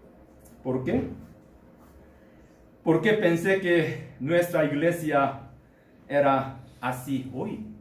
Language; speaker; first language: Spanish; non-native, learner; Korean